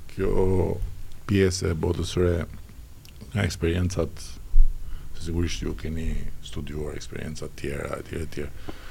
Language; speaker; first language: Albanian; native; Albanian